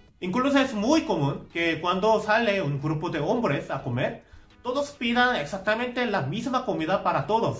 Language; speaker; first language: Spanish; non-native, fluent; Korean